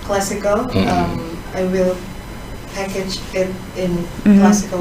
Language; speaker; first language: English; non-native, fluent; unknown